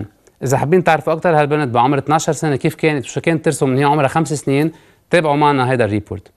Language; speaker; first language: Arabic; native; Arabic